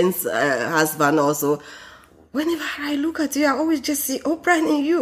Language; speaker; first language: English; non-native, local second language; Ewe